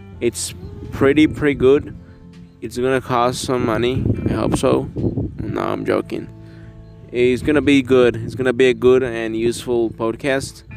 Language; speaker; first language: English; non-native, learner; Spanish